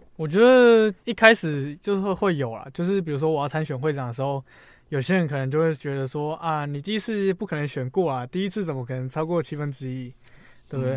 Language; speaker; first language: Chinese; native; Chinese